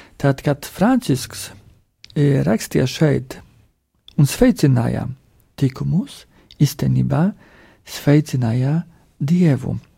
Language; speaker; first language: Latvian; non-native, fluent; Polish